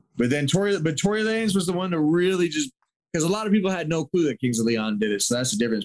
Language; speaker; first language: English; native; English